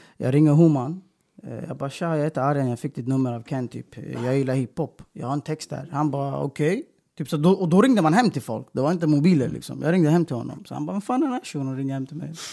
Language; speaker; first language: Swedish; early bilingual, other home language; Persian